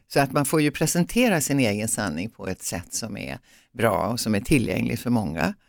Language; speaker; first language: Swedish; native; Swedish